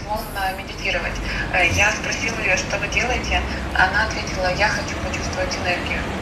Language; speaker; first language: Russian; native; Russian